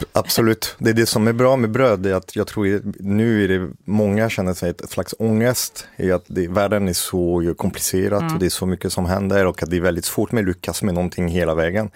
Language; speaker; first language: Swedish; native; Swedish